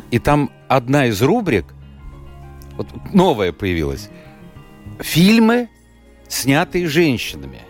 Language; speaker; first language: Russian; native; Russian